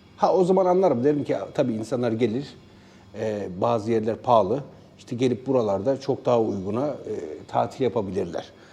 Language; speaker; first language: Turkish; native; Turkish